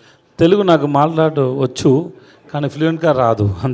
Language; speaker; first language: Telugu; non-native, learner; Tamil